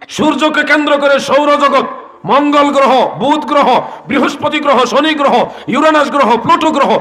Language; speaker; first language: Bangla; native; Bangla